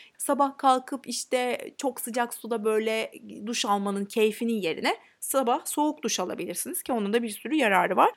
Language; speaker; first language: Turkish; native; Turkish